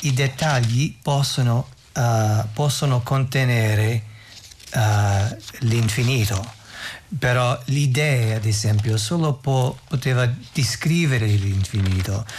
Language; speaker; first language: Italian; non-native, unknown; English